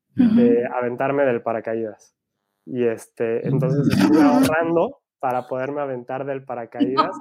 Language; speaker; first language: Spanish; native; Spanish